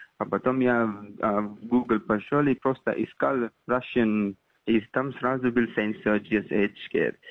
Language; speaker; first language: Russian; non-native, fluent; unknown